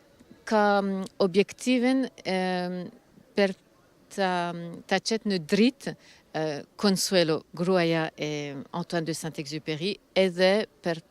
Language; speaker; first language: Albanian; early bilingual, heritage; Albanian